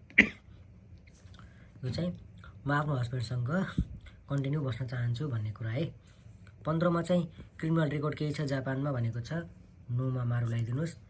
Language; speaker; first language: Nepali; native; Nepali